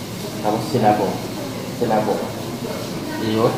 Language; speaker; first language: Korean; non-native, learner; Filipino